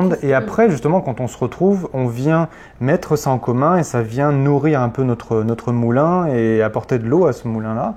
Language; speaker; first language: French; native; French